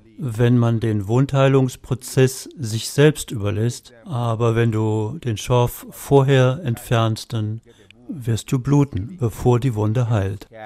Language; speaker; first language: German; native; German